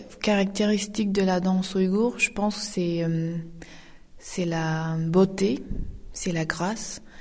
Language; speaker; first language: French; non-native, fluent; Uyghur